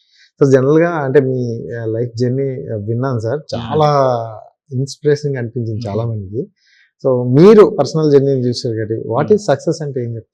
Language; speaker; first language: Telugu; native; Telugu